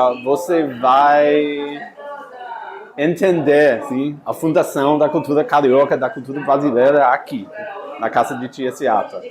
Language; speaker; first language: Portuguese; non-native, fluent; English